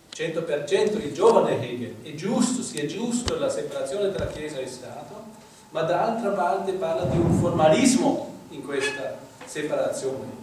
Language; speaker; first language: Italian; non-native, fluent; German